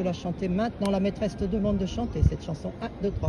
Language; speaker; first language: French; native; French